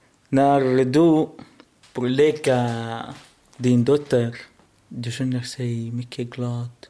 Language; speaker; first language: Swedish; non-native, learner; Arabic